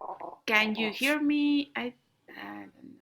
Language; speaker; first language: English; non-native, learner; Spanish